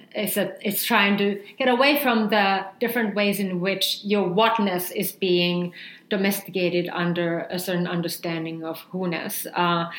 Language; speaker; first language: English; non-native, fluent; Finnish